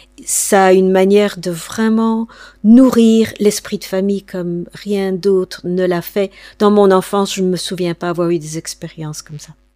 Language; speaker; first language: French; non-native, fluent; English